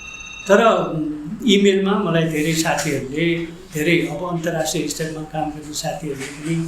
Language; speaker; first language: Nepali; native; Nepali